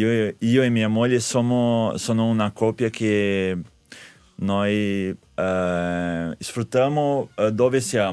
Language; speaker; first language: Italian; non-native, fluent; Portuguese